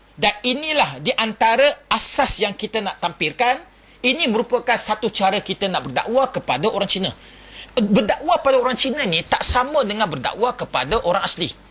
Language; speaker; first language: Malay; non-native, local second language; Chinese